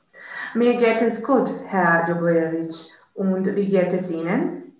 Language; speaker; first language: German; non-native, learner; Serbian